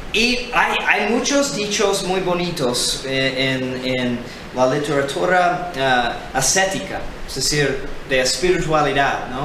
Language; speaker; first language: Spanish; non-native, fluent; English